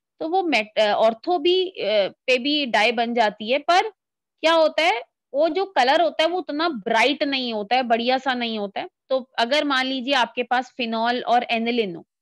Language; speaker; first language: Hindi; native; Hindi